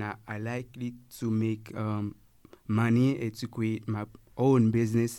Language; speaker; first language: English; non-native, learner; Haitian Creole